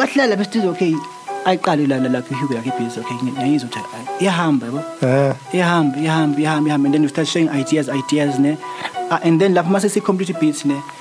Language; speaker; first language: English; non-native, local second language; Zulu